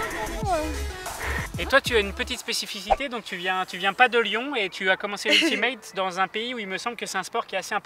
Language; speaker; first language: French; native; French